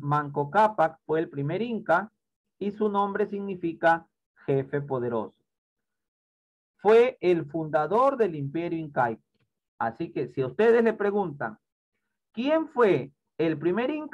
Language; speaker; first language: Spanish; native; Spanish